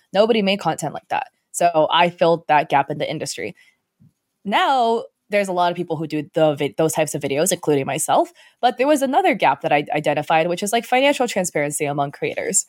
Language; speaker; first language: English; early bilingual, other home language; Chinese